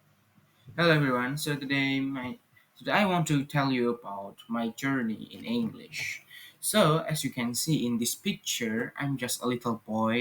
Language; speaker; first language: English; non-native, fluent; Indonesian